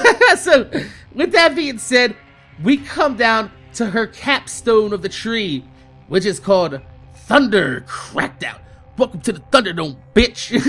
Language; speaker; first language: English; native; English